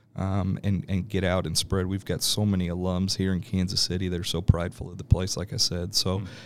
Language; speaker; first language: English; native; English